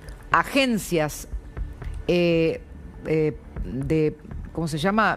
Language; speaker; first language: Spanish; native; Spanish